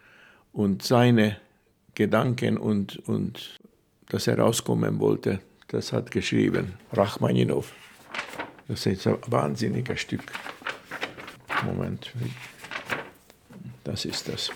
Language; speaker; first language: German; non-native, fluent; Hungarian